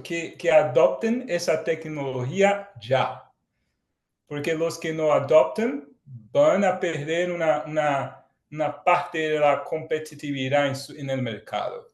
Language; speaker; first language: Spanish; non-native, fluent; Portuguese